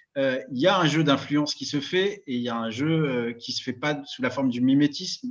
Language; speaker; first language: French; native; French